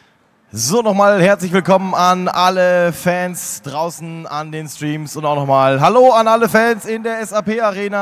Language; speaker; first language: German; native; German